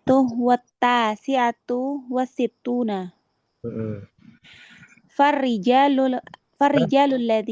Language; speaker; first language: Arabic; non-native, learner; Indonesian